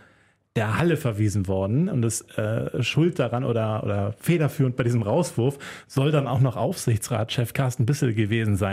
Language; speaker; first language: German; native; German